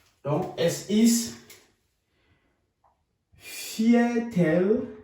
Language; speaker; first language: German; non-native, fluent; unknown